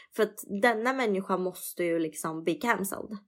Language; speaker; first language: Swedish; early bilingual, other home language; Russian